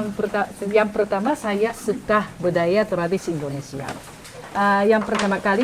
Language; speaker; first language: Indonesian; non-native, fluent; Japanese